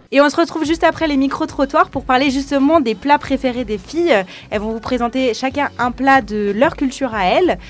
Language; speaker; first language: French; native; French